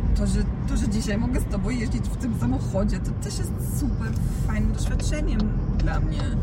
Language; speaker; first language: Polish; non-native, fluent; Croatian